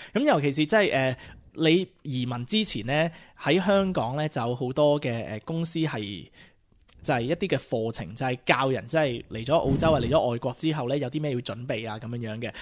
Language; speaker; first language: Cantonese; early bilingual, heritage; Cantonese